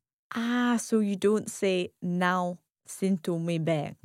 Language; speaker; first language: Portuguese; non-native, learner; English